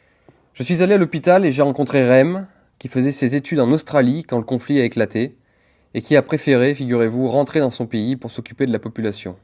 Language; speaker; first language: French; native; French